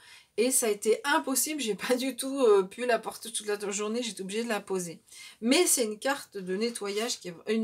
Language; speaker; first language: French; native; French